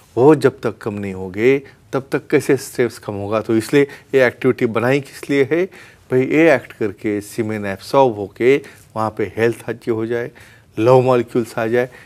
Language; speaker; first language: Hindi; non-native, local second language; Marathi